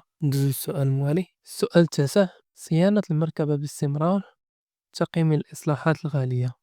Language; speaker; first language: Arabic; native; Arabic